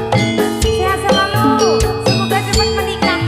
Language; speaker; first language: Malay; non-native, local second language; Javanese